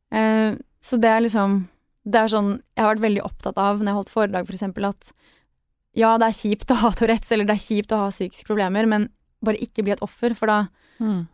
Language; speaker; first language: Norwegian; native; Norwegian